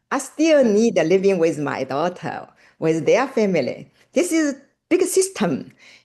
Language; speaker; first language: English; non-native, learner; Chinese